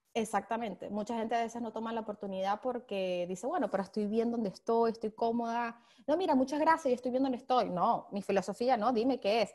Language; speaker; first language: Spanish; native; Spanish